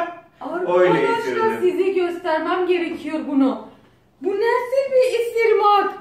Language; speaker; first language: Turkish; non-native, learner; Azerbaijani